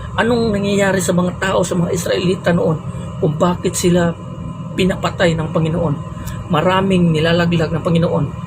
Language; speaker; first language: Filipino; non-native, local second language; Cebuano